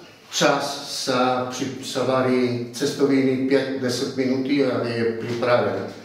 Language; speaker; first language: Czech; non-native, learner; Italian